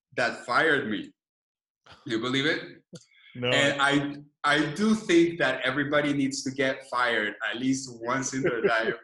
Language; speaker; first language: English; non-native, fluent; Spanish